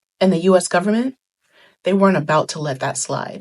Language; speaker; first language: English; native; English